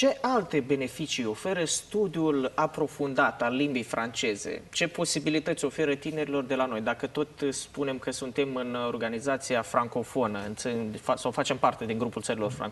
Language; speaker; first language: Romanian; native; Romanian